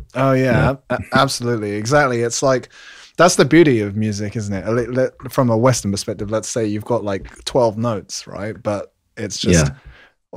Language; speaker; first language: English; native; English